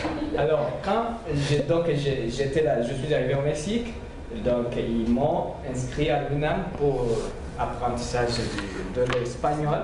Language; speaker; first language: French; non-native, local second language; Rundi